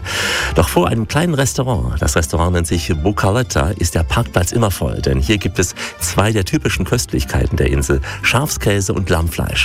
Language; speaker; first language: German; native; German